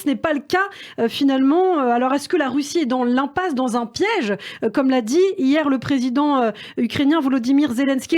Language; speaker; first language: French; native; French